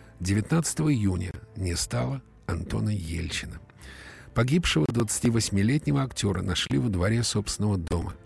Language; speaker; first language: Russian; native; Russian